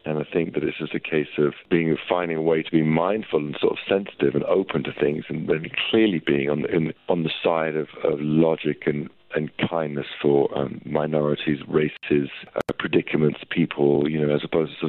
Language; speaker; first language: English; native; English